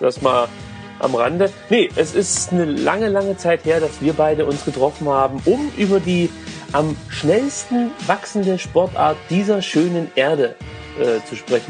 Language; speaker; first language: German; native; German